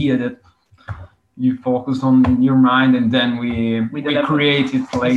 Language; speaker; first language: English; non-native, fluent; Italian